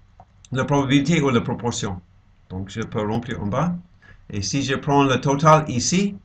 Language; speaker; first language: French; non-native, fluent; English